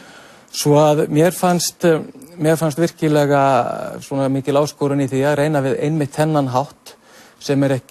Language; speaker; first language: Icelandic; native; Icelandic